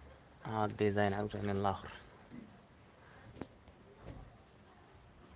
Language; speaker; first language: Arabic; native; Arabic